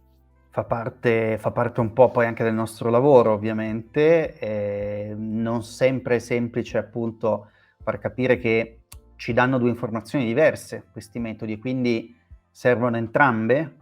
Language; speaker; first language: Italian; native; Italian